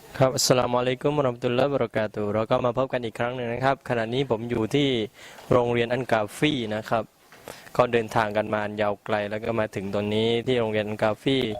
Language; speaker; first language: Thai; native; Thai